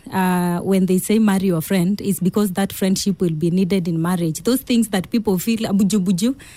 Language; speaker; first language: English; non-native, local second language; Kamba